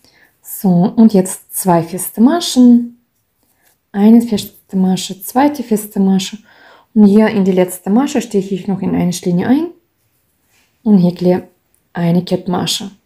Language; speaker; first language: German; non-native, fluent; Russian